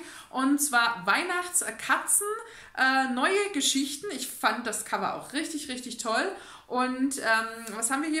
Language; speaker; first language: German; native; German